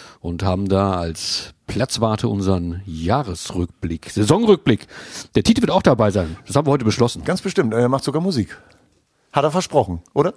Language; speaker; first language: German; native; German